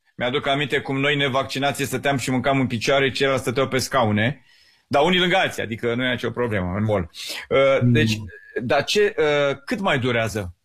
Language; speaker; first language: Romanian; native; Romanian